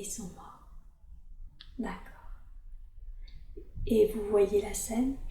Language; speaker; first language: French; native; French